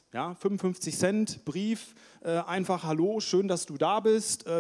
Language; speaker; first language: German; native; German